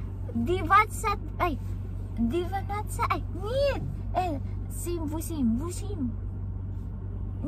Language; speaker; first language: Russian; non-native, learner; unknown